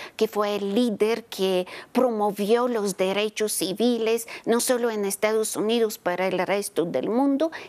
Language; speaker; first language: Spanish; non-native, fluent; Bulgarian